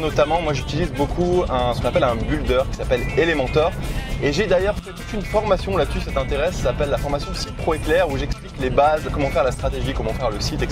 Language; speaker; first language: French; native; French